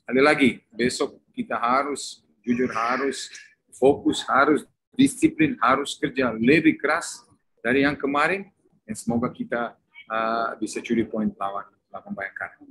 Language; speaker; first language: Indonesian; non-native, fluent; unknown